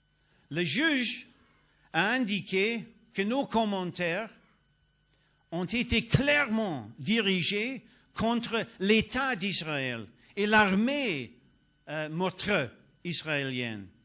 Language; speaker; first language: French; non-native, learner; English